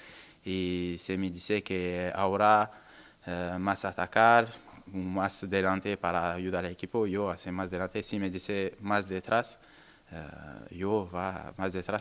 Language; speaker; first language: Spanish; non-native, learner; French